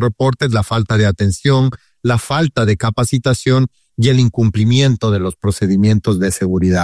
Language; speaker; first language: Spanish; native; Spanish